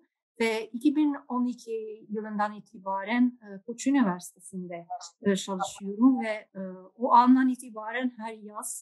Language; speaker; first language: Turkish; non-native, fluent; Dutch